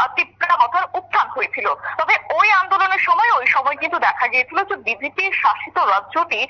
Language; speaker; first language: Bangla; native; Bangla